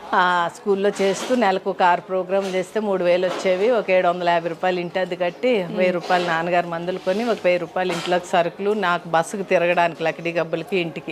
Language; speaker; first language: Telugu; native; Telugu